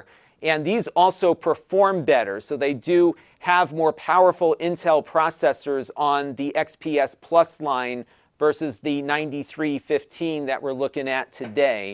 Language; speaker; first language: English; native; English